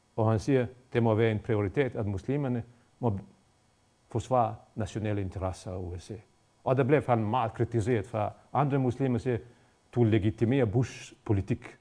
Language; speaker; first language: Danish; non-native, fluent; Bosnian